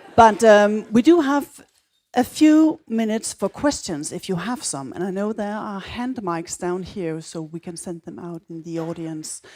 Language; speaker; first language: English; non-native, fluent; Danish